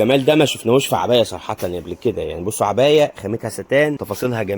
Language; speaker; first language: Arabic; native; Arabic